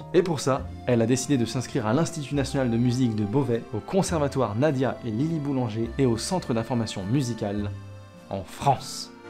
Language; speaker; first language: French; native; French